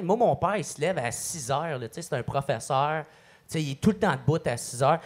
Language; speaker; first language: French; native; French